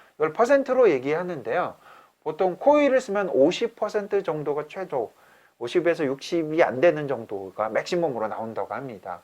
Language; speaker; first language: Korean; native; Korean